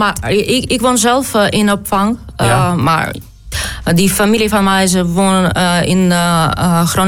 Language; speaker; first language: Dutch; non-native, learner; Ukrainian